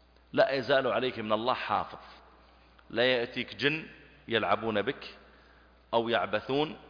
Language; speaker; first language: Arabic; native; Arabic